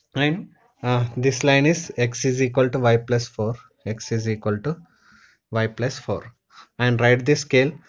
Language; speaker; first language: English; non-native, local second language; Telugu